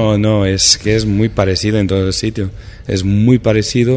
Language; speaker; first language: Spanish; non-native, fluent; Portuguese